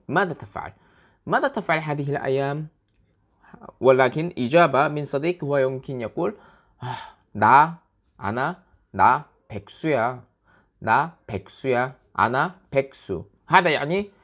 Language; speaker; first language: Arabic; non-native, learner; Korean